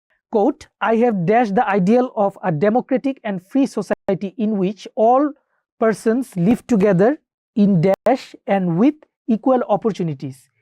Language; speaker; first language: English; non-native, local second language; Bangla